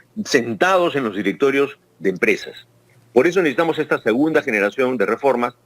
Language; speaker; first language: Spanish; native; Spanish